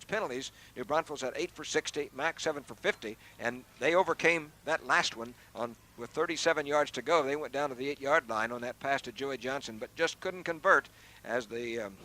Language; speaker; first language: English; native; English